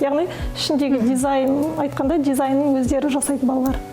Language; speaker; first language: Kazakh; native; Kazakh